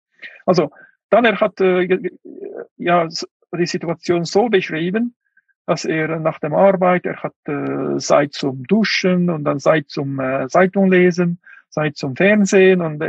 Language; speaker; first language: German; non-native, fluent; Uyghur